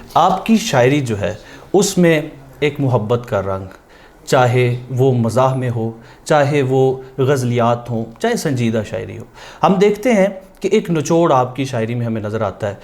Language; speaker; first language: Urdu; non-native, local second language; Punjabi